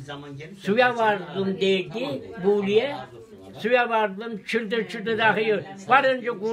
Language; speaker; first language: Turkish; native; Turkish